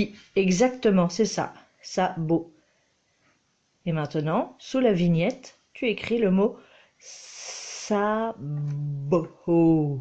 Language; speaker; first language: French; native; French